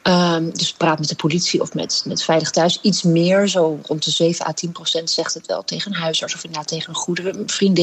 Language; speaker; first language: Dutch; native; Dutch